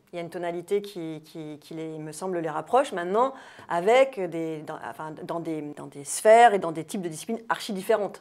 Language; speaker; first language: French; native; French